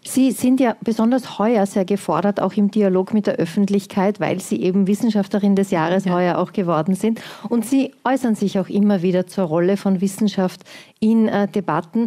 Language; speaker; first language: German; native; German